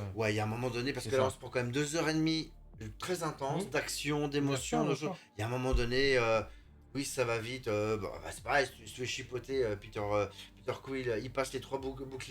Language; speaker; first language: French; native; French